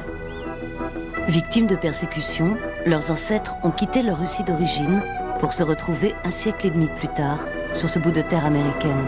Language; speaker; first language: French; native; French